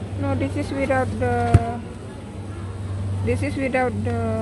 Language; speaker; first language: English; non-native, learner; Indonesian